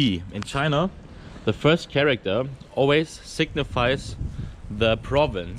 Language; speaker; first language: English; non-native, fluent; German